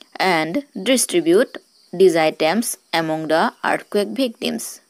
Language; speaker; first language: English; non-native, local second language; Assamese